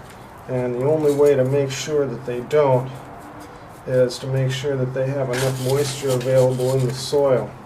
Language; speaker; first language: English; native; English